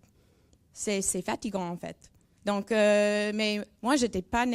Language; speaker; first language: French; non-native, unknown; English